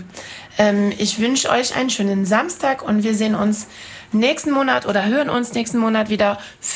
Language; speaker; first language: German; non-native, fluent; French